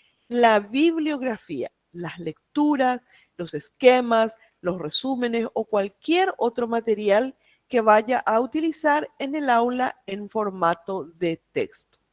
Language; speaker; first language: Spanish; native; Spanish